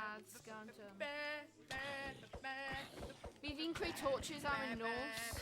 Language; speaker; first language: Welsh; non-native, local second language; English